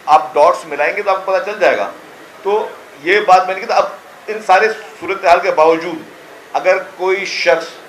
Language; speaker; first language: Urdu; non-native, local second language; Sindhi